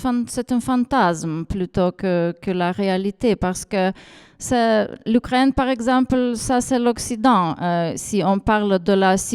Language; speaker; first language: French; non-native, fluent; Ukrainian